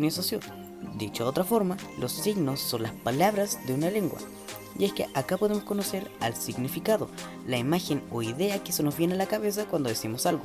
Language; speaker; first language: Spanish; native; Spanish